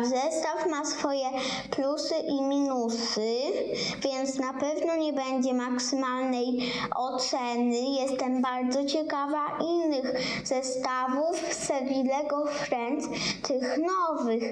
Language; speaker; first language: Polish; native; Polish